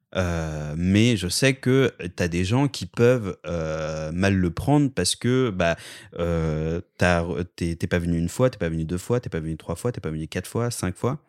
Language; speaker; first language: French; native; French